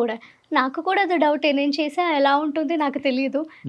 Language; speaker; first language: Telugu; non-native, learner; Malayalam